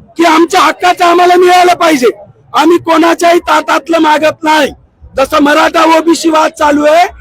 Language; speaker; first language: Marathi; non-native, local second language; Lambadi